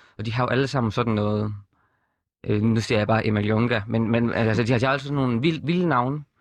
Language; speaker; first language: Danish; native; Danish